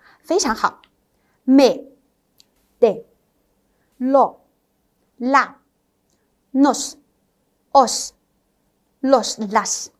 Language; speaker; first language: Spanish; non-native, fluent; Chinese